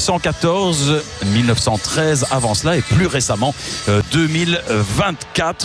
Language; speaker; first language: French; native; French